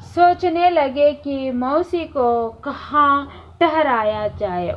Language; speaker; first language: Hindi; non-native, local second language; Kannada